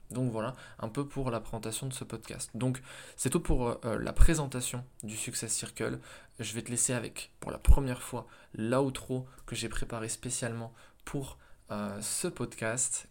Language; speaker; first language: French; native; French